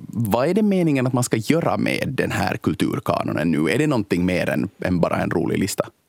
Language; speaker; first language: Swedish; native; Swedish